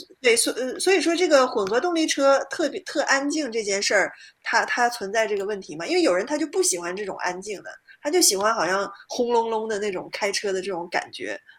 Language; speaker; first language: Chinese; native; Chinese